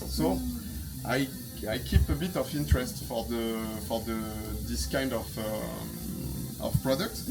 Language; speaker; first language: English; non-native, fluent; French